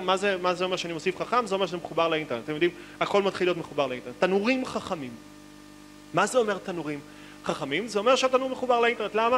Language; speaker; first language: Hebrew; native; Hebrew